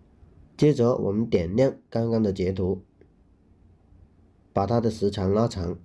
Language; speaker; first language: Chinese; native; Chinese